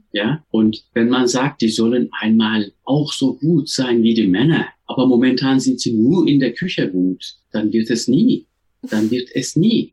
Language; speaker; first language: German; non-native, fluent; Turkish